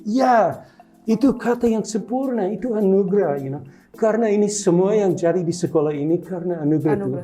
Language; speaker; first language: Indonesian; non-native, local second language; English